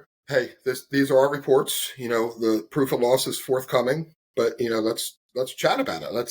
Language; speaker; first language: English; native; English